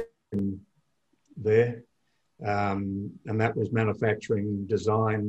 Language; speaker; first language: English; native; English